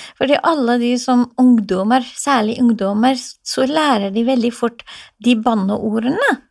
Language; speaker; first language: Norwegian; non-native, fluent; Assyrian Neo-Aramaic